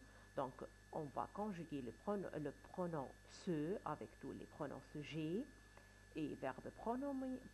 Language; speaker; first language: French; non-native, fluent; Arabic